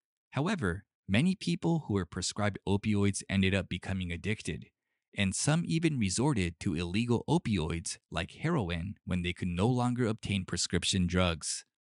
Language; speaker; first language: English; early bilingual, other home language; Japanese